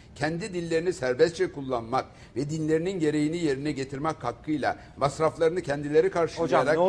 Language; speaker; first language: Turkish; native; Turkish